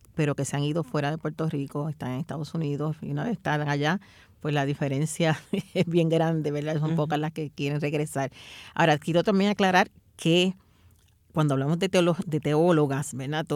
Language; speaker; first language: Spanish; native; Spanish